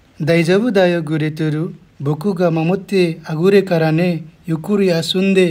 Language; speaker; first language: Japanese; non-native, learner; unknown